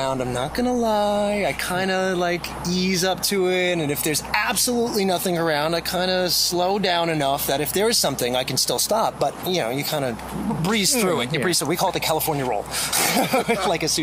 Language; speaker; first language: English; native; English